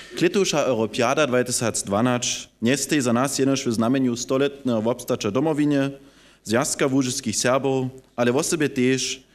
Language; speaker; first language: German; non-native, local second language; Upper Sorbian